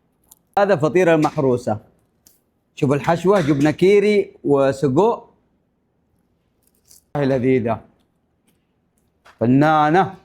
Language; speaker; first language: Arabic; native; Arabic